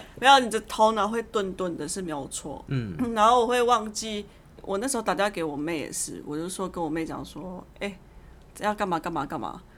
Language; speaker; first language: Chinese; early bilingual, heritage; Chinese